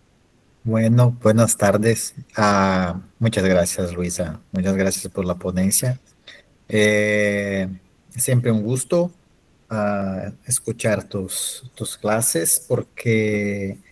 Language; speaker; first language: Spanish; non-native, fluent; Portuguese